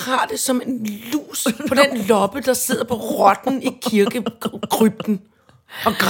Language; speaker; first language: Danish; native; Danish